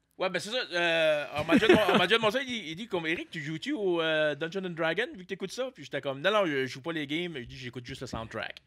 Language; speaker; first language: French; native; French